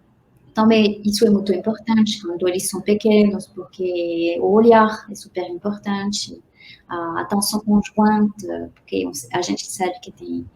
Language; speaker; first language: Portuguese; non-native, fluent; French